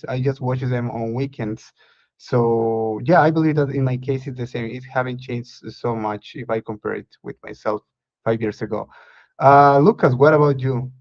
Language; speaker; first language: English; non-native, fluent; Spanish